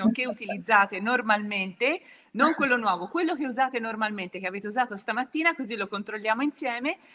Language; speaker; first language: Italian; native; Italian